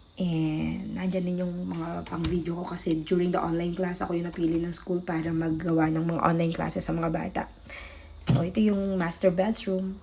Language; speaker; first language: Filipino; native; Filipino